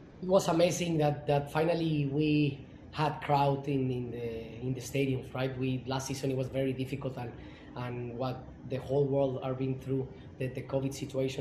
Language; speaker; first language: English; non-native, fluent; Spanish